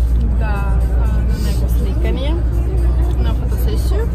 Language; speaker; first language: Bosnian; non-native, learner; Russian